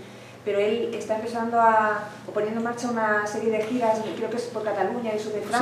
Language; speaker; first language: Spanish; native; Spanish